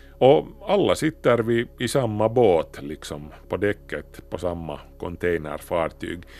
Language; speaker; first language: Swedish; native; Swedish